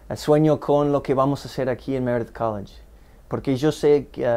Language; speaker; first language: Spanish; non-native, fluent; English